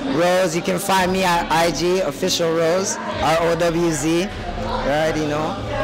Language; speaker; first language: English; native; English